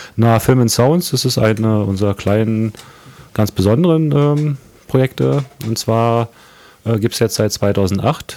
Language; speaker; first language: German; native; German